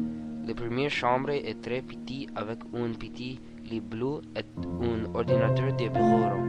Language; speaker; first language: French; non-native, learner; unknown